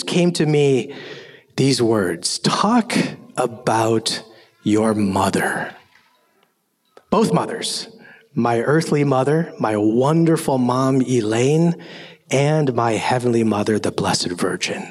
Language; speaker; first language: English; native; English